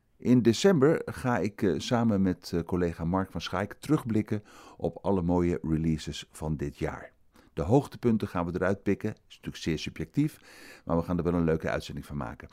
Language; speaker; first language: Dutch; native; Dutch